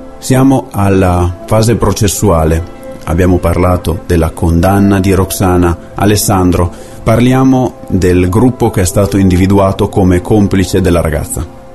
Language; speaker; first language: Italian; native; Italian